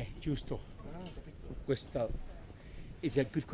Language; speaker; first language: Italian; non-native, learner; Spanish